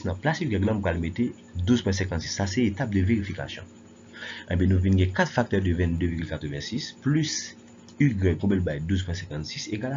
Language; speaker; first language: French; non-native, local second language; Haitian Creole